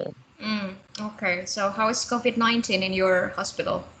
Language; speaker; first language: English; non-native, fluent; Indonesian